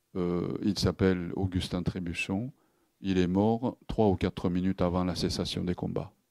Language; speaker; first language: French; non-native, fluent; Japanese